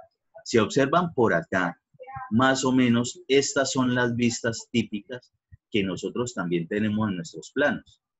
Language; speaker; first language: Spanish; native; Spanish